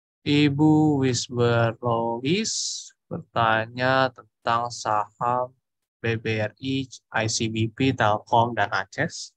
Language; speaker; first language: Indonesian; native; Indonesian